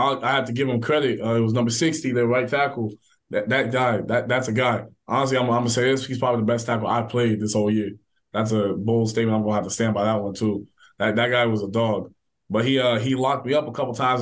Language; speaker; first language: English; native; English